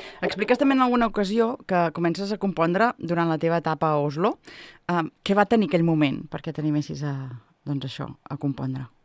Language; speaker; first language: Catalan; native; Catalan